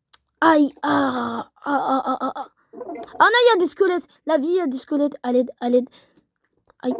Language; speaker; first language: French; native; French